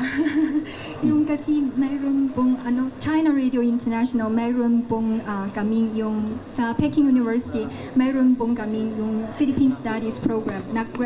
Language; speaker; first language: Filipino; non-native, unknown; Chinese